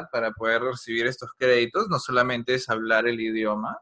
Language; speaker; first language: Spanish; non-native, fluent; English